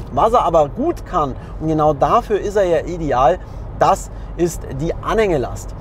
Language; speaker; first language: German; native; German